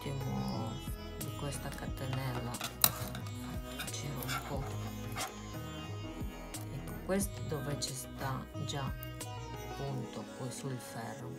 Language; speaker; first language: Italian; non-native, fluent; Russian